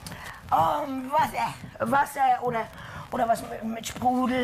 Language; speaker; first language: German; native; German